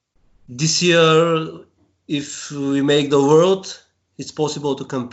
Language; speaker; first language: English; non-native, learner; Bulgarian